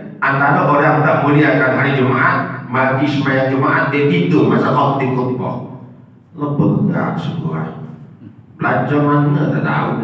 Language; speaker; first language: Malay; non-native, local second language; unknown